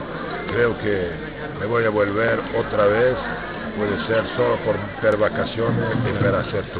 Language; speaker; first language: Spanish; non-native, fluent; French